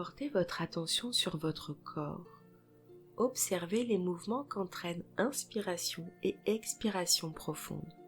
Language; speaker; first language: French; native; French